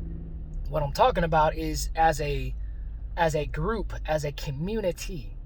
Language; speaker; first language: English; native; English